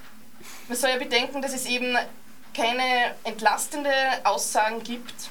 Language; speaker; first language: German; native; German